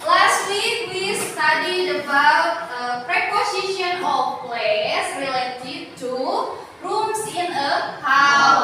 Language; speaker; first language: English; non-native, local second language; Indonesian